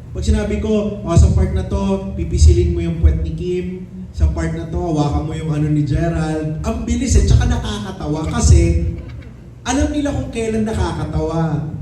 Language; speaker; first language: Filipino; native; Filipino